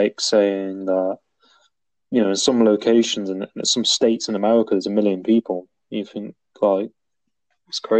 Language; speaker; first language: English; native; English